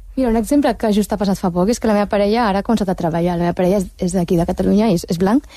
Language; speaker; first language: Catalan; early bilingual, heritage; Catalan